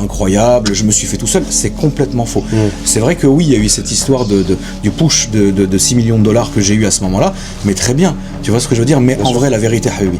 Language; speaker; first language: French; native; French